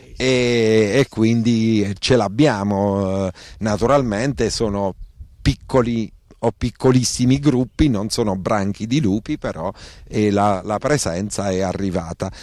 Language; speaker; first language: Italian; native; Italian